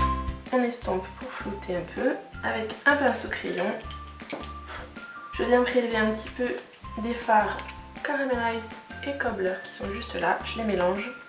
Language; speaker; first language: French; native; French